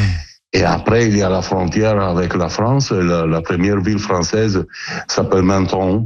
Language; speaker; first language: French; non-native, learner; Italian